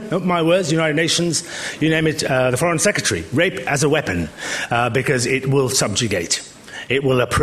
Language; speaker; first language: English; native; English